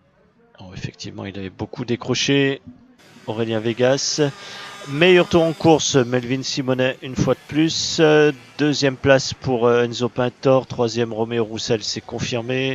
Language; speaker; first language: French; native; French